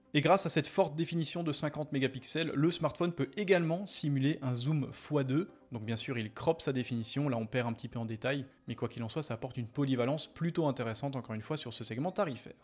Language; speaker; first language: French; native; French